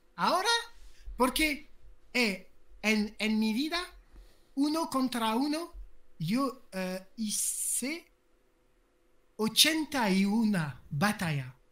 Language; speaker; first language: Spanish; non-native, learner; French